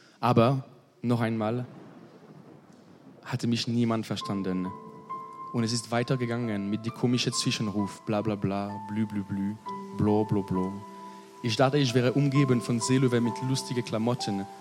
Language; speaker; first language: German; non-native, learner; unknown